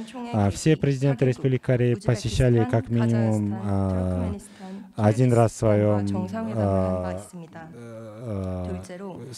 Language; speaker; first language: Russian; non-native, fluent; Korean